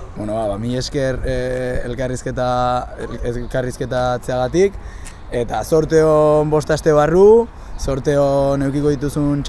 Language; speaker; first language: Basque; native; Basque